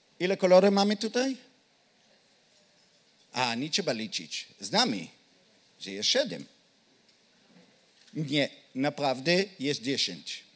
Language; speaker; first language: Polish; non-native, learner; Hebrew